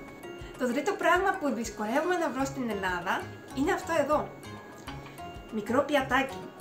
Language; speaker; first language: Greek; non-native, fluent; Japanese